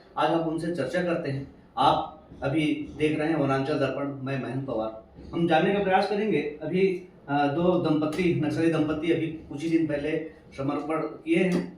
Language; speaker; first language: Hindi; native; Hindi